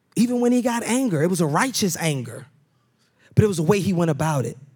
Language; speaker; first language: English; native; English